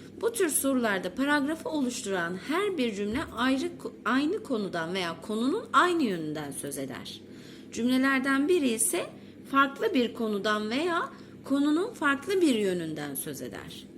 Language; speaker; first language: Turkish; native; Turkish